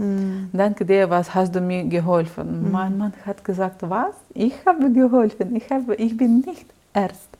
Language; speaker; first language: German; non-native, learner; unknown